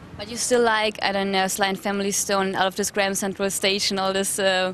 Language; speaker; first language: English; non-native, fluent; German